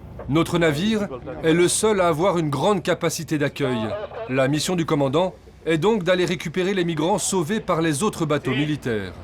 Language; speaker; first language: French; native; French